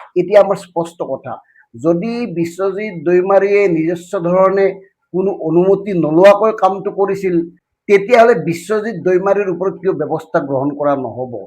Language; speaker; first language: Assamese; native; Assamese